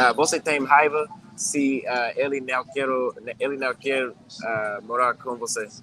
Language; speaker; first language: Portuguese; non-native, learner; English